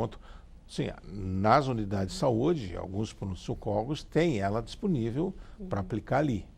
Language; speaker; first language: Portuguese; native; Portuguese